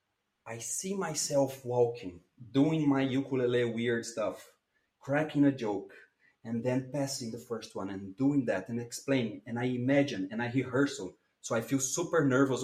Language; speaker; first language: English; non-native, fluent; Portuguese